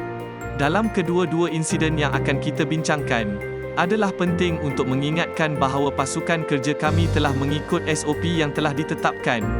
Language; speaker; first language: Malay; native; Malay